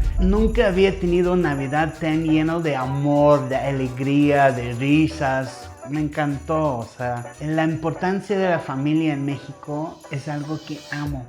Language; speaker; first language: Spanish; non-native, fluent; English